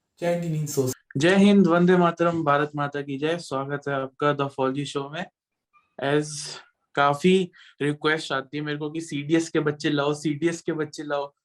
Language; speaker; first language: Hindi; non-native, local second language; Punjabi